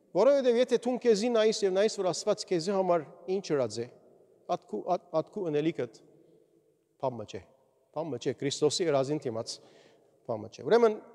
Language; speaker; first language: Armenian; early bilingual, heritage; Armenian